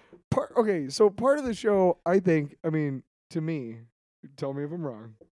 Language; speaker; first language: English; native; English